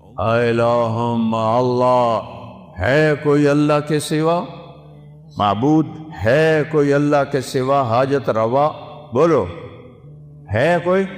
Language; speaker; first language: Urdu; non-native, local second language; Saraiki